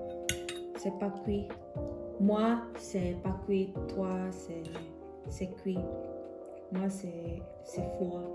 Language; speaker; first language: French; non-native, learner; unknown